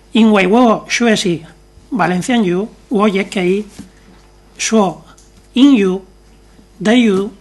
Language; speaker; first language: Spanish; native; Spanish